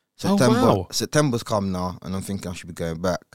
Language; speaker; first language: English; early bilingual, other home language; Italian